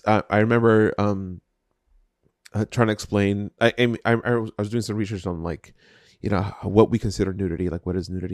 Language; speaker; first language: English; native; English